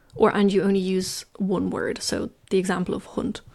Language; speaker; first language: English; native; English